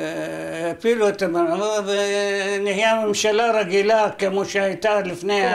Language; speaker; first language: Hebrew; non-native, fluent; Arabic